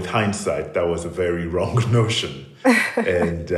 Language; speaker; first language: English; non-native, local second language; Krio